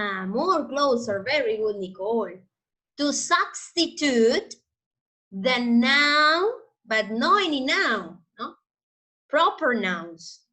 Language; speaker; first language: English; non-native, learner; Spanish